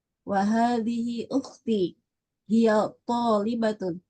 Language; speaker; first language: Arabic; non-native, learner; Indonesian